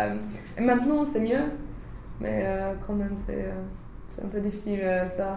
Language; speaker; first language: French; non-native, fluent; English